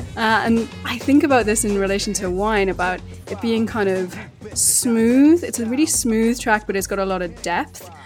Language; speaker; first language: English; native; English